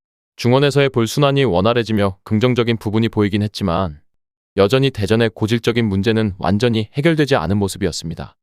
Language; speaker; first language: Korean; native; Korean